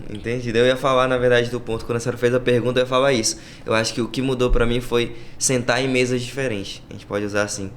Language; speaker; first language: Portuguese; native; Portuguese